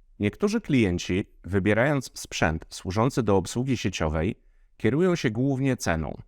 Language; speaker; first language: Polish; native; Polish